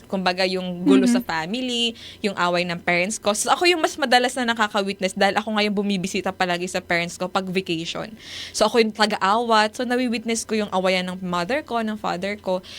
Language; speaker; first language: Filipino; native; Filipino